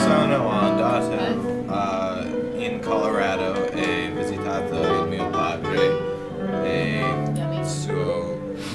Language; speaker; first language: Italian; non-native, learner; English